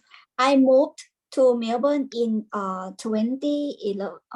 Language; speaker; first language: English; non-native, learner; Thai